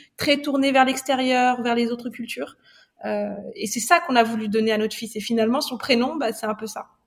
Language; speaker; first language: French; non-native, local second language; Arabic